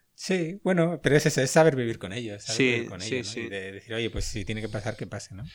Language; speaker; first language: Spanish; native; Spanish